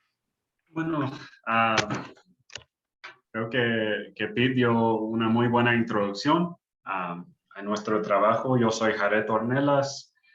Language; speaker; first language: Spanish; early bilingual, heritage; English